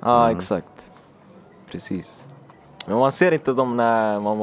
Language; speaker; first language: Swedish; early bilingual, other home language; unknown